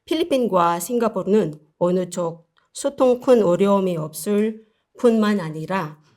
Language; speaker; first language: Korean; non-native, learner; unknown